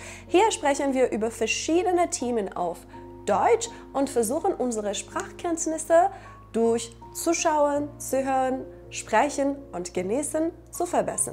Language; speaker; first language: German; non-native, fluent; Persian